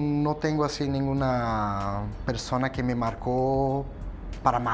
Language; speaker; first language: Spanish; non-native, fluent; Portuguese